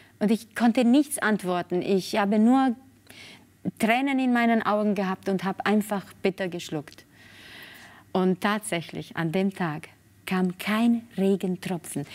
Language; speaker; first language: German; non-native, fluent; Spanish